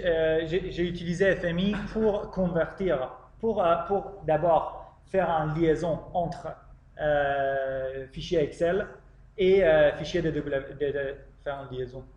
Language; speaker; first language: French; non-native, fluent; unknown